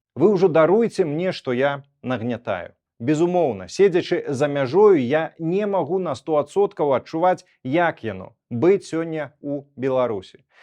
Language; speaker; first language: Belarusian; native; Belarusian